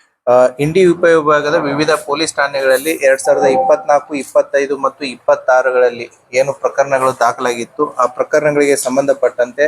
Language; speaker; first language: Kannada; native; Kannada